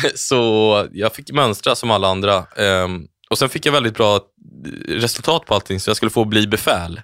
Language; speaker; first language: Swedish; native; Swedish